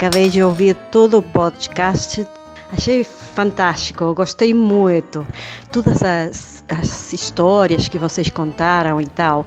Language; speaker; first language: Portuguese; non-native, fluent; Spanish